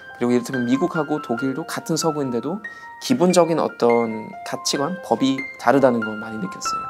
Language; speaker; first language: Korean; non-native, fluent; German